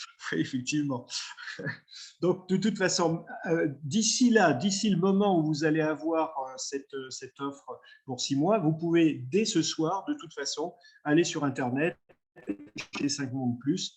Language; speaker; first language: French; native; French